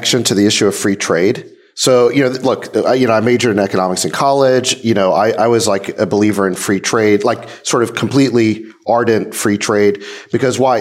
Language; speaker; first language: English; native; English